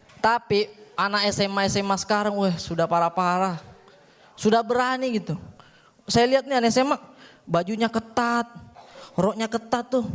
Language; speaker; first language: Indonesian; native; Indonesian